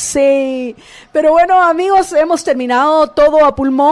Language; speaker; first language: Spanish; native; Spanish